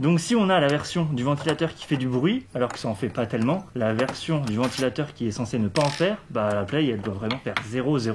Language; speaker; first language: French; native; French